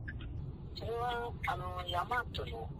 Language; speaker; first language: Japanese; non-native, learner; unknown